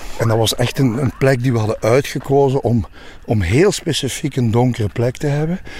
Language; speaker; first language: Dutch; native; Dutch